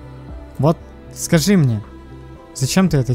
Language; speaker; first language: Russian; native; Russian